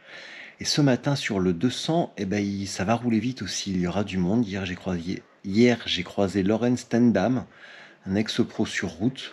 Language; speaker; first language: French; native; French